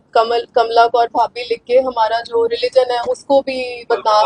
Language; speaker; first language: Hindi; non-native, local second language; Punjabi